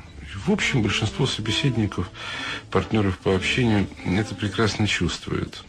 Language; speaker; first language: Russian; native; Russian